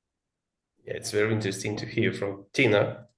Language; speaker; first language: English; non-native, learner; Russian